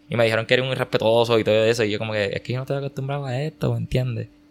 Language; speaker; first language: Spanish; native; Spanish